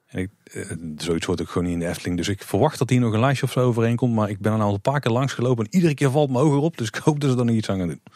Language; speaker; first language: Dutch; native; Dutch